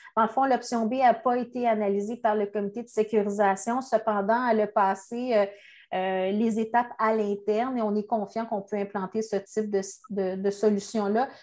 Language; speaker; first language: French; native; French